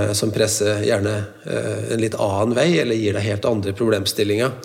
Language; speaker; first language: Norwegian; native; Norwegian